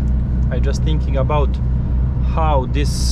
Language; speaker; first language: English; non-native, learner; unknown